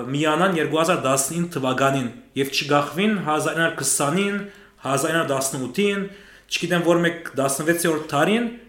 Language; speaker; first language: Armenian; early bilingual, heritage; Armenian